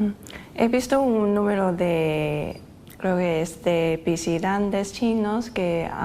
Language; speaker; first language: Spanish; non-native, fluent; Chinese